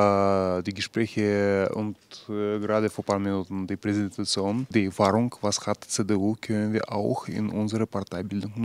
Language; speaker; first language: German; non-native, fluent; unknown